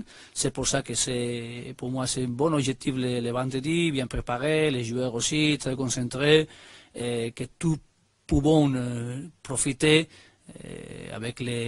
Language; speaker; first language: French; non-native, learner; Spanish